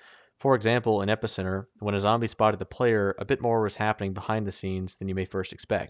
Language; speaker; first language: English; native; English